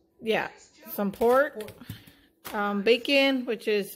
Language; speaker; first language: English; early bilingual, other home language; Spanish